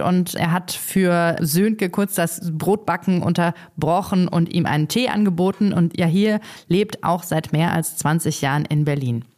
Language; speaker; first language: German; native; German